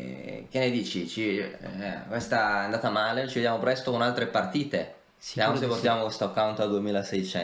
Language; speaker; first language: Italian; native; Italian